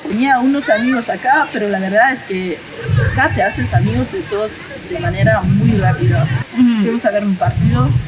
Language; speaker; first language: Spanish; non-native, fluent; French